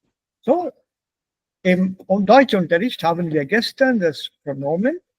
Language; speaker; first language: German; non-native, fluent; Hindi